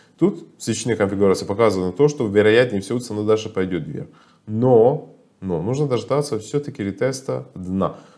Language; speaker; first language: Russian; non-native, fluent; Persian